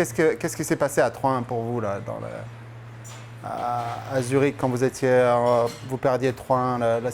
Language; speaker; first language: French; native; French